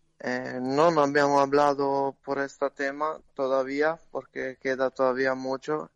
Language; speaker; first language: Spanish; non-native, learner; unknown